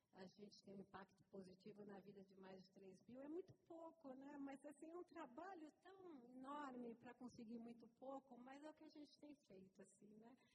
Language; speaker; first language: Portuguese; native; Portuguese